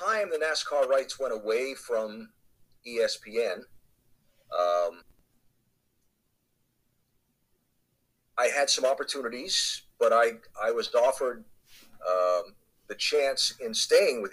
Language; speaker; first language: English; native; English